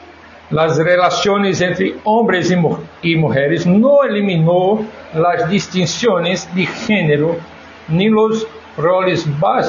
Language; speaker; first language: Spanish; non-native, fluent; Portuguese